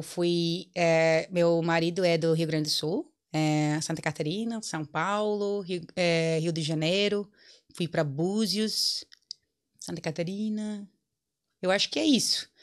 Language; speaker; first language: Portuguese; non-native, fluent; English